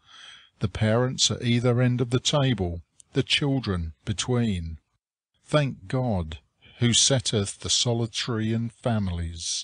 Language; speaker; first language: English; native; English